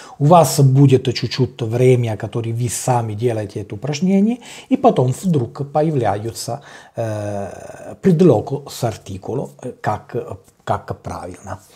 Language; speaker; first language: Russian; non-native, learner; Italian